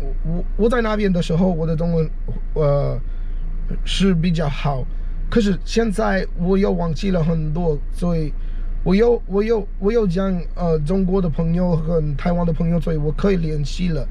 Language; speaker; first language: Chinese; non-native, learner; English